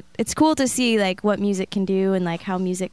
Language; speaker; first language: English; native; English